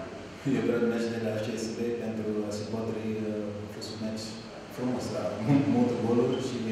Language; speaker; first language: Romanian; non-native, learner; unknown